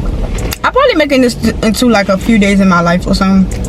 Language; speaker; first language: English; native; English